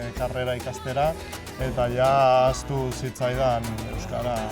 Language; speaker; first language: Basque; non-native, local second language; Spanish